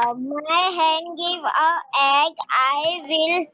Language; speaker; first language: English; non-native, learner; Hindi